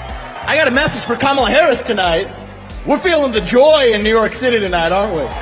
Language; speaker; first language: English; early bilingual, other home language; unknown